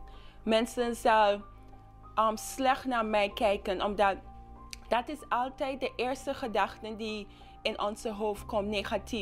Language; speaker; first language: Dutch; non-native, local second language; English